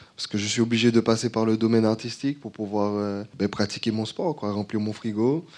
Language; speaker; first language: French; native; French